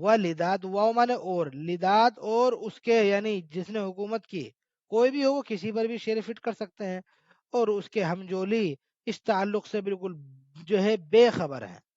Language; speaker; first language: Urdu; native; Urdu